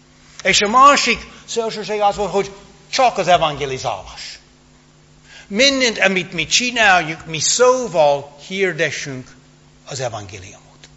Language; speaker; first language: Hungarian; non-native, fluent; English